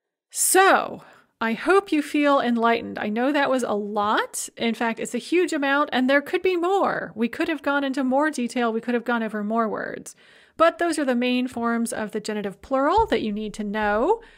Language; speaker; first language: English; native; English